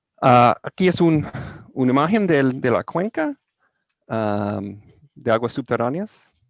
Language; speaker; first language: Spanish; non-native, learner; English